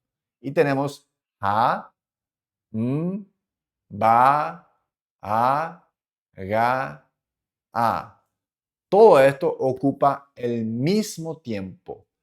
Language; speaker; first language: Spanish; non-native, fluent; Japanese